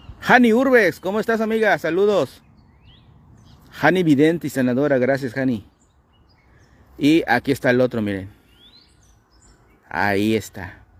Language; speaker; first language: Spanish; native; Spanish